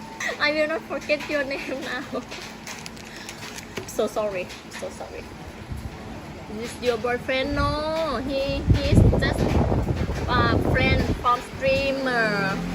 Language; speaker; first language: English; non-native, learner; Thai